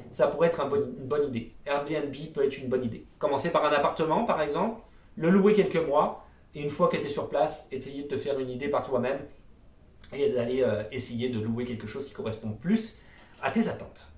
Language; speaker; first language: French; native; French